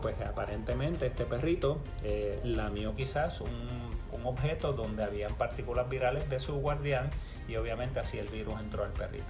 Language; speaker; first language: Spanish; native; Spanish